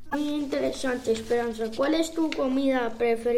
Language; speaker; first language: Spanish; early bilingual, other home language; Arabic